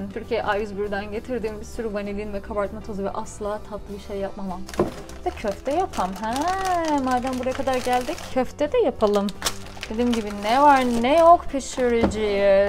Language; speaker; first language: Turkish; native; Turkish